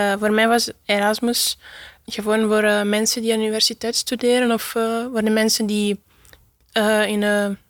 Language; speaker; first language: Dutch; non-native, learner; Italian